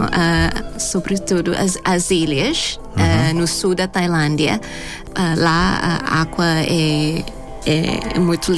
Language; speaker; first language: Portuguese; non-native, fluent; Thai